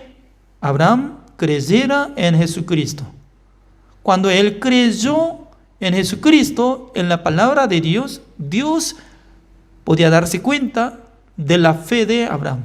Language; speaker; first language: Spanish; non-native, fluent; Korean